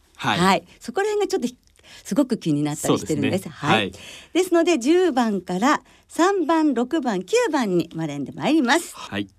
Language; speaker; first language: Japanese; native; Japanese